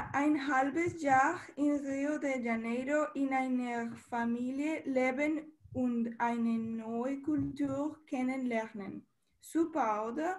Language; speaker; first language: German; non-native, learner; Spanish